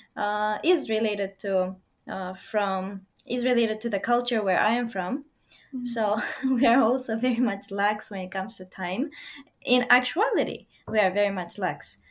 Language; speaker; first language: English; non-native, fluent; Uzbek